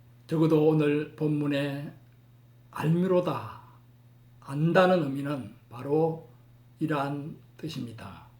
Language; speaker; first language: Korean; native; Korean